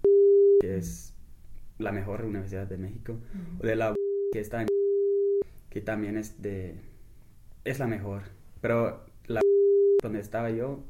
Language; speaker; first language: Spanish; non-native, fluent; English